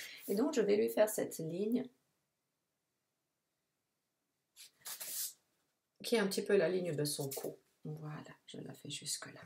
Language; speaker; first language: French; non-native, fluent; Italian